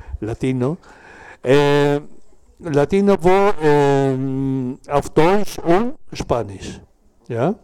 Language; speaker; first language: German; non-native, learner; Spanish